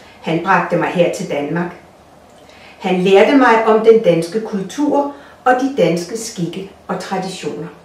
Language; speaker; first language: Danish; non-native, fluent; Russian